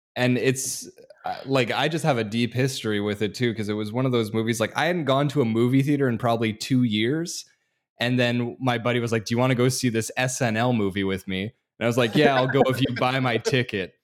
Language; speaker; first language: English; native; English